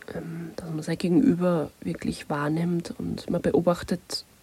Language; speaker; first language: German; native; German